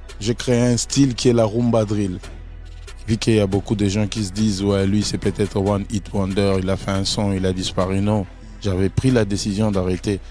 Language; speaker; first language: French; non-native, local second language; Lingala